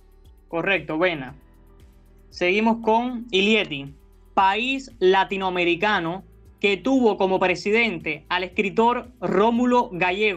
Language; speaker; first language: Spanish; native; Spanish